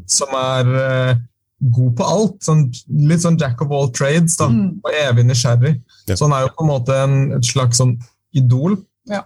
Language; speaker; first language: Norwegian; native; Norwegian